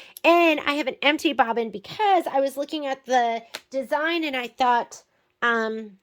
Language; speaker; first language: English; native; English